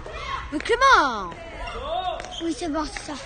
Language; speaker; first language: French; native; French